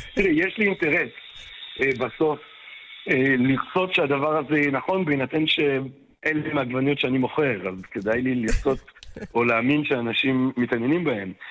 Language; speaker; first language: Hebrew; non-native, fluent; French